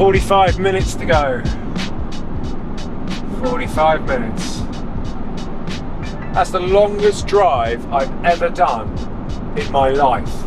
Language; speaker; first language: English; native; English